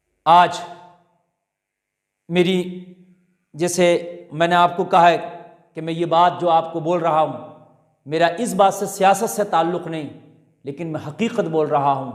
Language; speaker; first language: Urdu; native; Urdu